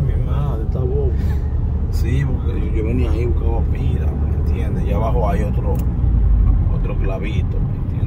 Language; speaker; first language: Spanish; native; Spanish